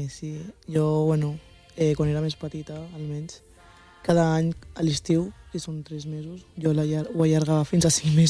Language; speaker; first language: Catalan; early bilingual, other home language; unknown